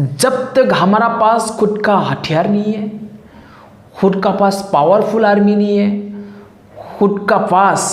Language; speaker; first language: Hindi; non-native, local second language; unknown